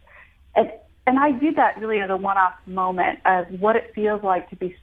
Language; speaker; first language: English; native; English